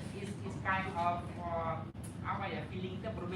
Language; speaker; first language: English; non-native, fluent; Indonesian